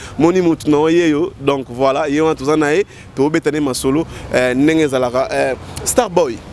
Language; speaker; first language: Lingala; native; Lingala